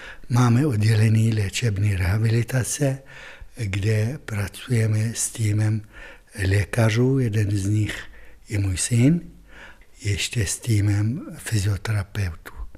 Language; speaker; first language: Czech; non-native, fluent; Arabic